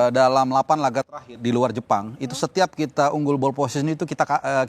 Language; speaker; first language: Indonesian; native; Indonesian